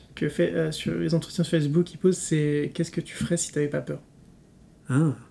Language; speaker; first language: French; native; French